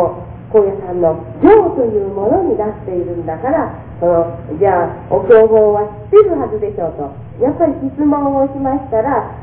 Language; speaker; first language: Japanese; native; Japanese